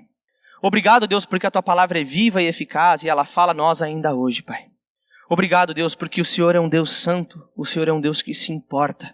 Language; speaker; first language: Portuguese; native; Portuguese